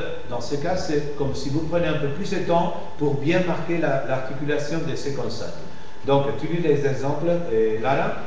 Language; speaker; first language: French; non-native, fluent; Spanish